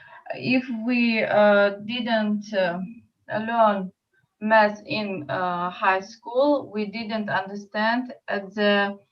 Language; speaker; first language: English; non-native, learner; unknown